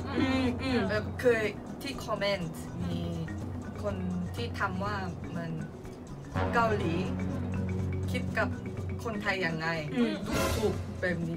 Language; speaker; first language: Thai; non-native, learner; Korean